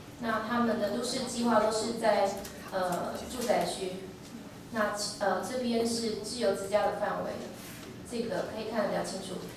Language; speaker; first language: Chinese; native; Chinese